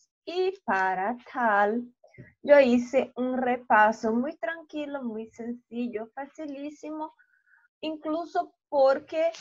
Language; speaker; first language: Spanish; non-native, fluent; Portuguese